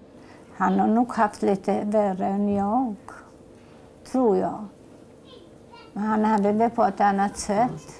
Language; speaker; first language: Swedish; non-native, fluent; Polish